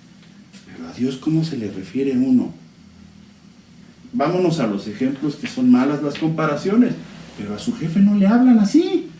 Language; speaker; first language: Spanish; native; Spanish